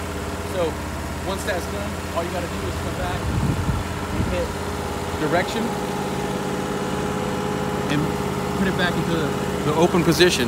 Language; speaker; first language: English; native; English